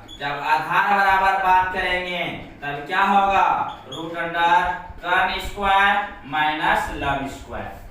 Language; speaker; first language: Hindi; native; Hindi